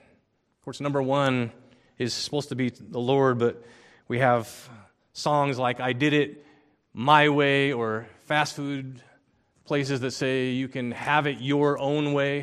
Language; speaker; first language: English; native; English